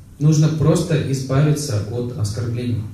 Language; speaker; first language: Russian; native; Russian